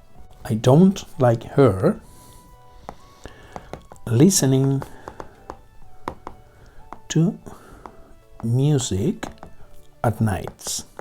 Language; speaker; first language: English; non-native, fluent; Spanish